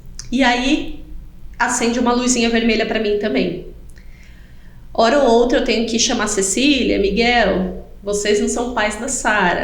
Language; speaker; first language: Portuguese; native; Portuguese